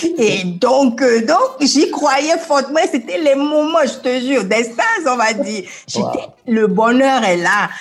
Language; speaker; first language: French; non-native, local second language; Fon